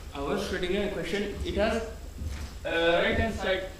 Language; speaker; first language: English; non-native, fluent; French